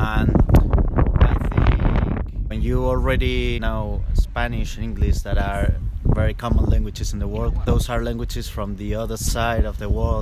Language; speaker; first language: English; non-native, fluent; Spanish